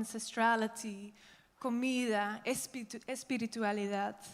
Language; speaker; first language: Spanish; non-native, learner; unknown